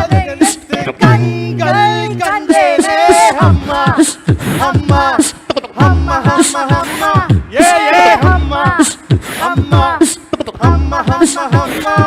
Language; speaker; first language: Tamil; native; Tamil